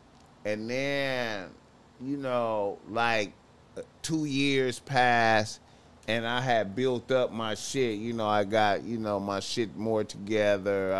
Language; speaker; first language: English; native; English